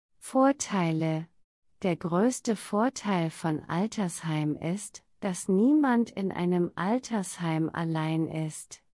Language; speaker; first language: German; non-native, learner; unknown